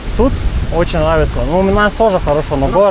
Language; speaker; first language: Russian; non-native, learner; Lithuanian